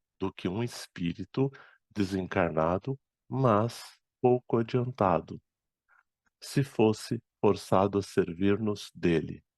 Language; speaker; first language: Portuguese; non-native, fluent; Arabic